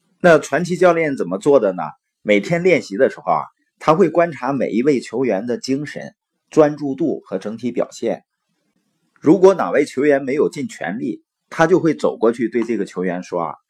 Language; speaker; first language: Chinese; native; Chinese